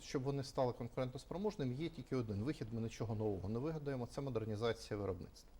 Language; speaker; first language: Ukrainian; native; Ukrainian